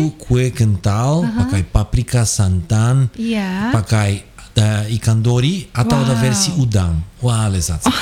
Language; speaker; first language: Indonesian; non-native, fluent; Portuguese